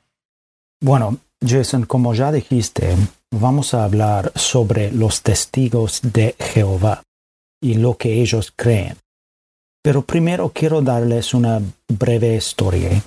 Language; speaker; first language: Spanish; non-native, fluent; English